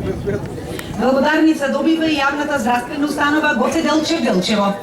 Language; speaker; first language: Macedonian; native; Macedonian